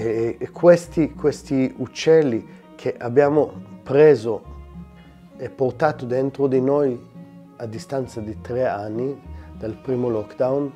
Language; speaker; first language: Italian; non-native, fluent; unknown